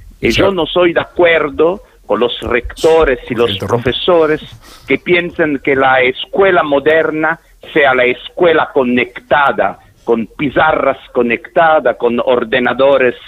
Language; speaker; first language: Spanish; non-native, fluent; Italian